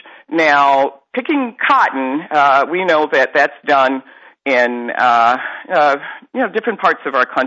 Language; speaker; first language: English; native; English